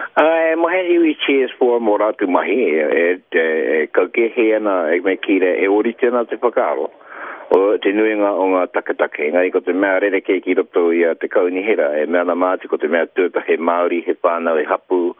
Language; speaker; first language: Māori; native; Māori